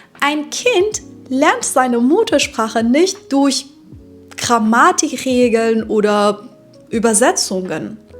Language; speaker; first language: German; non-native, fluent; Persian